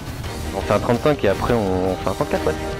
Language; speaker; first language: French; native; French